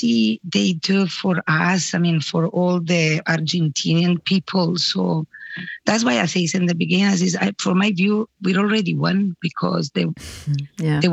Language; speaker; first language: English; non-native, learner; Spanish